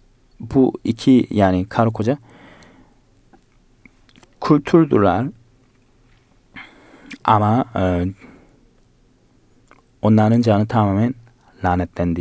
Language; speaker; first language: Turkish; non-native, fluent; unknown